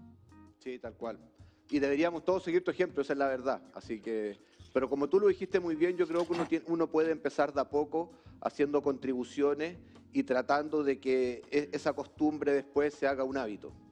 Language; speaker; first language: Spanish; native; Spanish